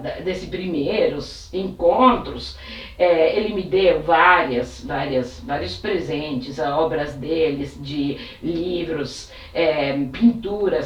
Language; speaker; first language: Portuguese; non-native, fluent; Italian